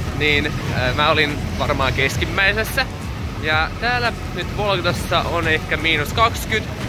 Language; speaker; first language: Finnish; non-native, fluent; Russian